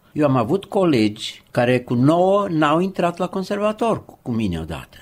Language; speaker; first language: Romanian; native; Romanian